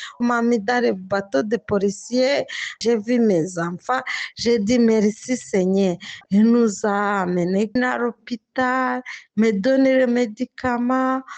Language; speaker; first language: French; non-native, local second language; Swahili